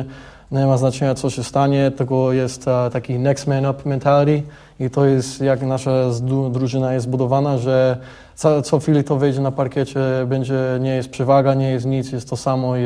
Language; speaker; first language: Polish; early bilingual, heritage; English